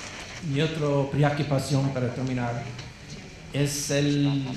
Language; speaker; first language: Spanish; non-native, fluent; English